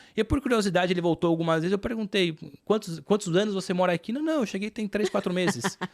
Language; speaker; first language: Portuguese; native; Portuguese